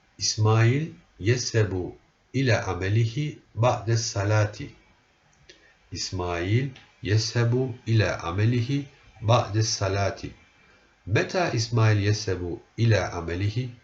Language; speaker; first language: Arabic; non-native, fluent; Turkish